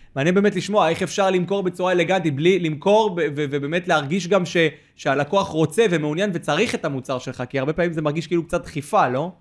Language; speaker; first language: Hebrew; native; Hebrew